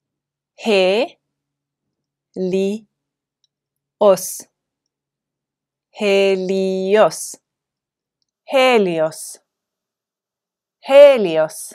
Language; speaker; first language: Greek; non-native, fluent; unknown